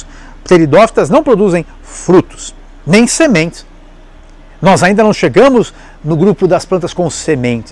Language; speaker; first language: Portuguese; native; Portuguese